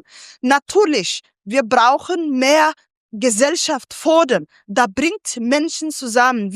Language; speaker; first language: German; non-native, fluent; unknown